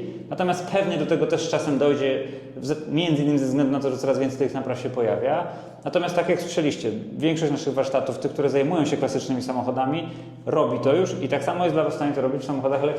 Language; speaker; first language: Polish; native; Polish